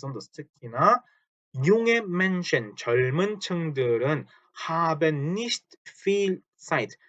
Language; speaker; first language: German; non-native, fluent; Korean